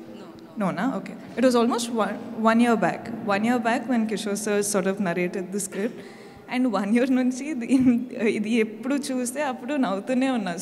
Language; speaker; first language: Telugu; non-native, fluent; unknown